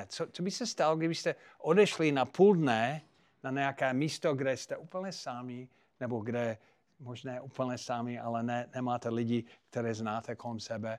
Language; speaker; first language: Czech; non-native, fluent; English